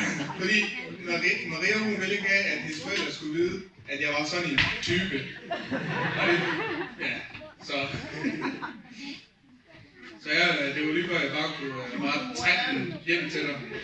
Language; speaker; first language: Danish; early bilingual, other home language; Vietnamese